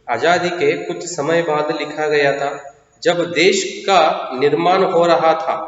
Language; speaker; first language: Hindi; non-native, local second language; Kannada